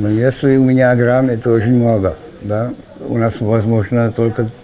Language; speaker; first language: Russian; non-native, learner; Czech